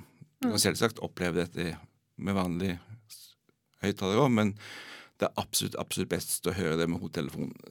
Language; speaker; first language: Norwegian; native; Norwegian